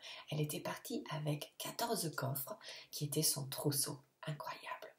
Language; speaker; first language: French; non-native, fluent; Italian